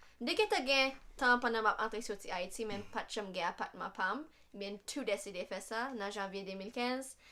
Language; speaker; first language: Haitian Creole; non-native, fluent; English